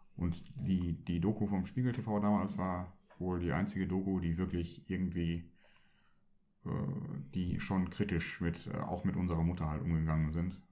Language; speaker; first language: German; early bilingual, other home language; Turkish